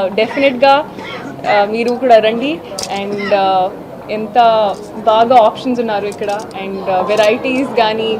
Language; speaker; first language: Telugu; non-native, fluent; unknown